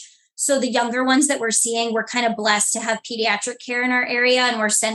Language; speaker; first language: English; native; English